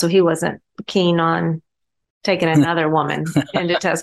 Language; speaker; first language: English; native; English